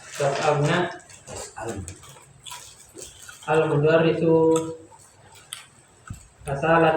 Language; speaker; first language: Arabic; non-native, learner; Indonesian